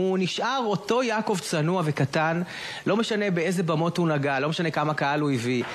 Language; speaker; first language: Hebrew; native; Hebrew